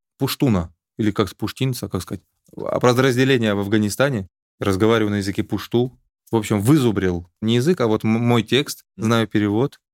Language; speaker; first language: Russian; native; Russian